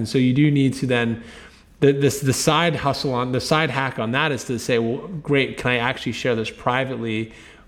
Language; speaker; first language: English; native; English